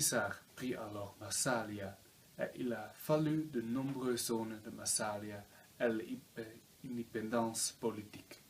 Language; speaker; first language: French; non-native, learner; Dutch